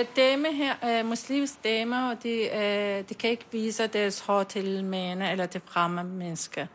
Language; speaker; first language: Danish; non-native, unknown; Arabic